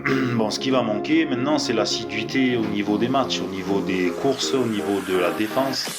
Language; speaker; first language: French; native; French